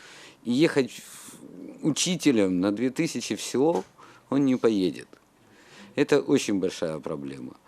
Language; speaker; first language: Russian; native; Russian